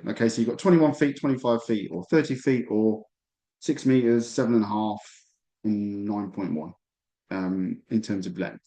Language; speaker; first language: English; native; English